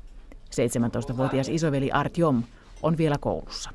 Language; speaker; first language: Finnish; native; Finnish